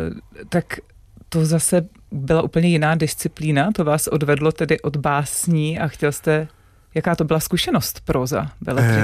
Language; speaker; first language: Czech; native; Czech